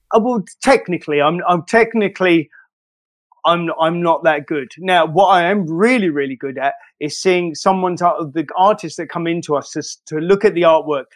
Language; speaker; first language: English; native; English